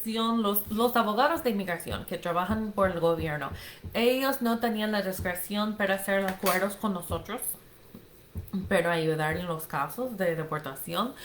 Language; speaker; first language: Spanish; non-native, fluent; English